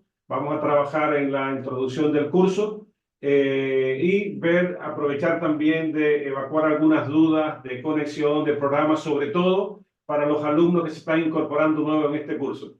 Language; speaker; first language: Spanish; native; Spanish